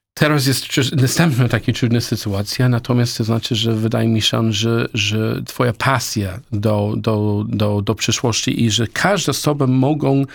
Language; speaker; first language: Polish; non-native, learner; English